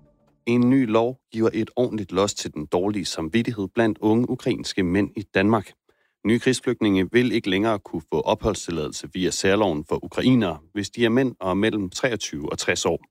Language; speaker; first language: Danish; native; Danish